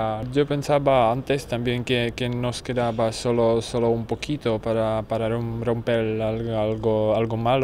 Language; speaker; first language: Spanish; non-native, fluent; Czech